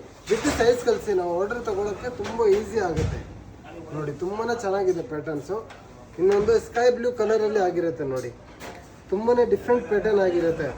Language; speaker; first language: Kannada; native; Kannada